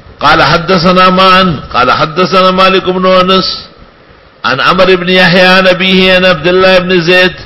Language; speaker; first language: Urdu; non-native, local second language; Pashto